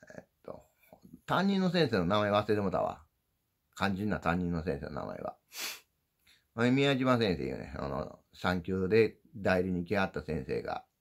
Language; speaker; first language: Japanese; native; Japanese